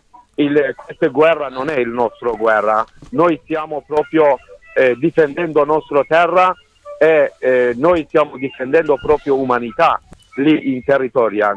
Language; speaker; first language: Italian; non-native, learner; Kurdish